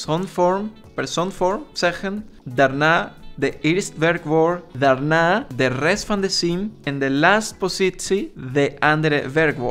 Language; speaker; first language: Dutch; non-native, learner; Spanish